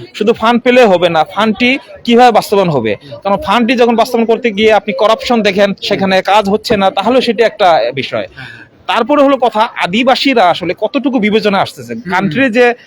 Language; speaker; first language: Bangla; non-native, local second language; Chakma